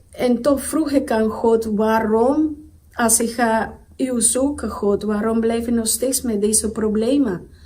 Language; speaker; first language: Dutch; non-native, local second language; Papiamento